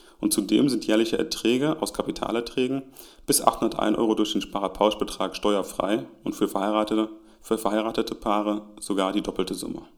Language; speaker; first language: German; native; German